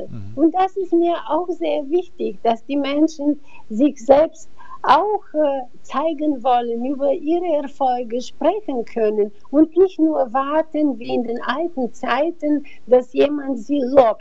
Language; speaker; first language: German; non-native, fluent; Bulgarian